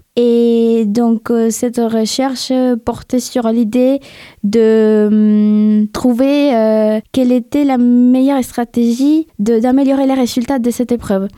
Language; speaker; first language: French; non-native, fluent; Spanish